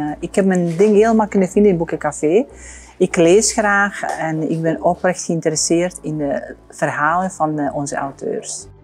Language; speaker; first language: Dutch; non-native, fluent; Bosnian